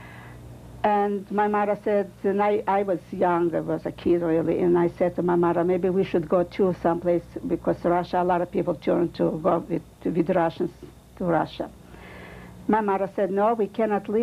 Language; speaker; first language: English; non-native, fluent; Russian